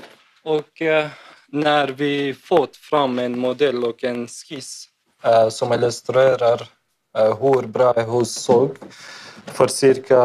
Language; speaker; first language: Swedish; non-native, learner; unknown